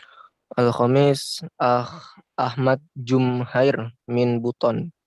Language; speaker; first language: Arabic; non-native, learner; Indonesian